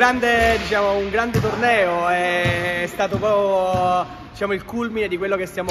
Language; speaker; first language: Italian; native; Italian